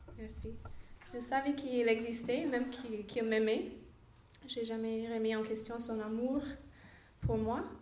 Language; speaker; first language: French; non-native, fluent; English